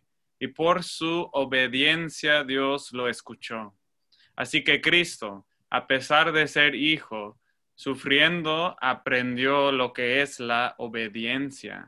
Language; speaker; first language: Spanish; non-native, fluent; English